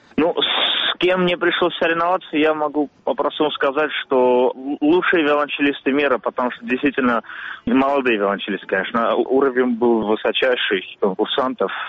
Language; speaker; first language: Russian; non-native, local second language; Armenian